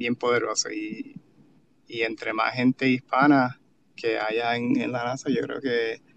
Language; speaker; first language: Spanish; native; Spanish